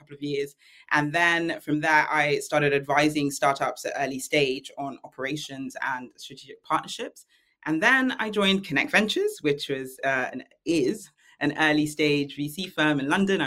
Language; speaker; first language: English; native; English